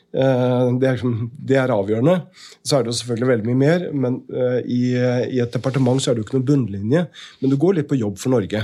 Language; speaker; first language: Norwegian; native; Norwegian